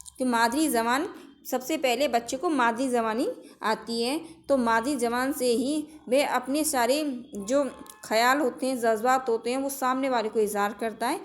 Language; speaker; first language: Urdu; native; Urdu